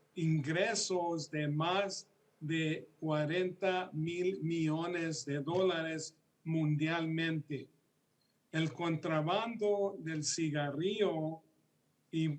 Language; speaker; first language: Spanish; early bilingual, heritage; Spanish